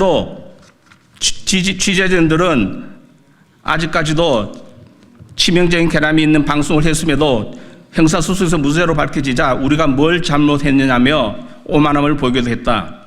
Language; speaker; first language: Korean; native; Korean